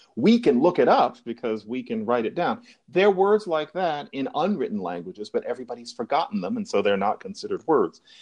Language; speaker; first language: English; native; English